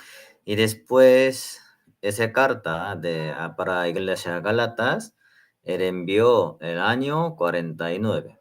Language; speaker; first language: Spanish; non-native, learner; Korean